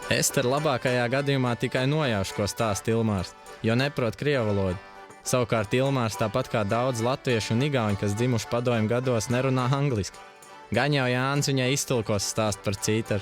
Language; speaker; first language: Latvian; native; Latvian